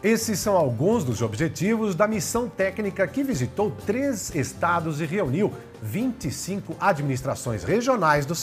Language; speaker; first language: Portuguese; native; Portuguese